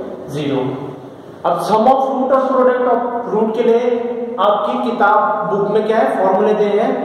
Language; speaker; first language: Hindi; native; Hindi